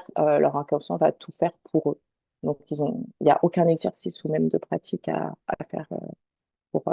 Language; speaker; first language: French; native; French